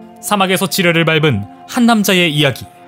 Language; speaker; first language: Korean; native; Korean